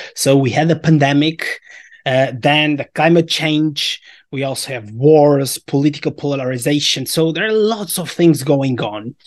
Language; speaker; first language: English; non-native, fluent; Portuguese